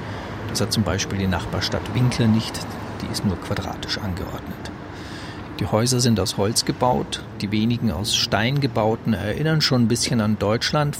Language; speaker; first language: German; native; German